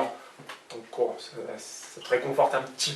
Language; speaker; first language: French; native; French